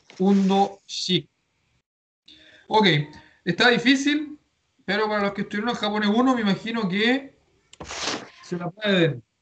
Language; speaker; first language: Spanish; native; Spanish